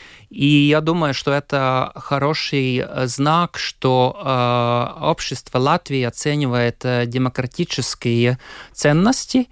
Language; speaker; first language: Russian; non-native, local second language; Latvian